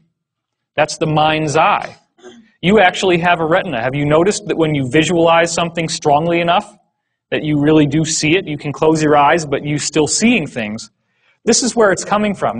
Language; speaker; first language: English; native; English